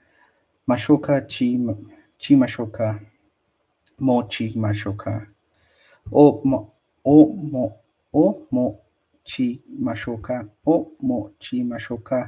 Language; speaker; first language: Japanese; non-native, learner; English